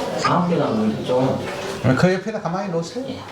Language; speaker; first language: Korean; native; Korean